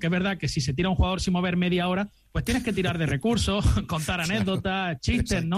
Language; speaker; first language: Spanish; native; Spanish